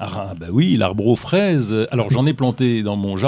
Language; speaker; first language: French; native; French